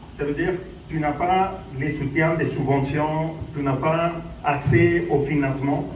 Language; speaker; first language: French; non-native, fluent; Spanish